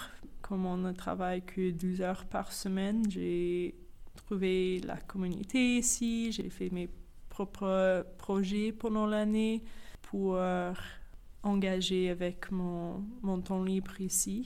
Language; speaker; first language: French; non-native, fluent; English